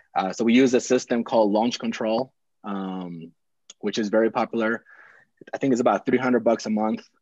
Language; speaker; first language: English; early bilingual, other home language; Spanish